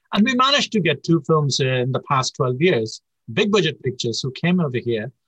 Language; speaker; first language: English; native; English